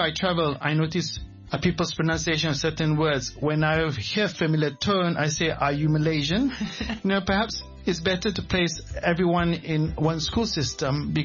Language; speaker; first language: English; non-native, local second language; Malay